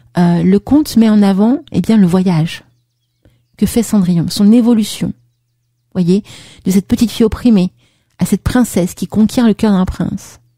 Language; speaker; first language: French; native; French